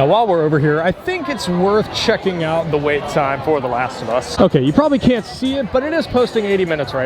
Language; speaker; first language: English; native; English